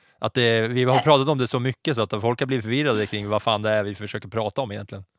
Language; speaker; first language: Swedish; native; Swedish